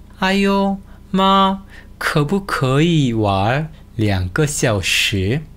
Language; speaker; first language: Chinese; non-native, fluent; Korean